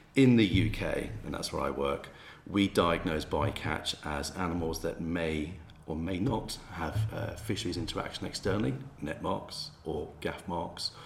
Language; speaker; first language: English; native; English